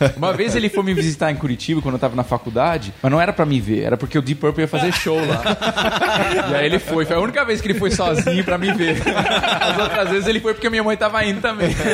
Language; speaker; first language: Portuguese; early bilingual, other home language; English